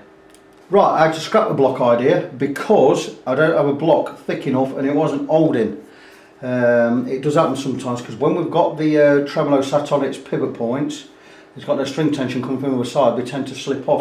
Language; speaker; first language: English; native; English